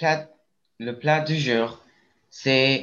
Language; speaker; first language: French; non-native, learner; Spanish